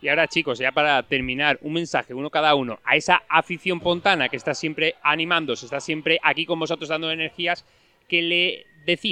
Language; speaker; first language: Spanish; native; Spanish